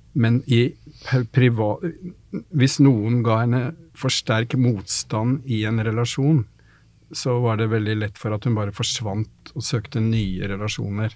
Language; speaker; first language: Norwegian; native; Norwegian